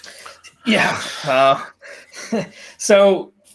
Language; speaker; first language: English; native; English